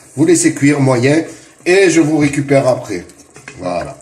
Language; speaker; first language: French; non-native, local second language; Arabic